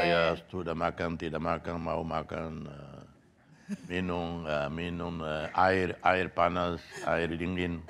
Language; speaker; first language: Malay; non-native, learner; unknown